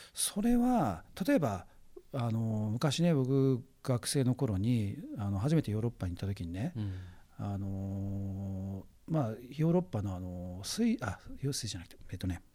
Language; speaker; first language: Japanese; native; Japanese